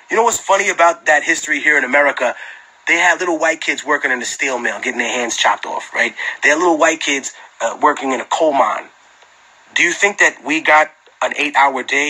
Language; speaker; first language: English; early bilingual, other home language; Spanish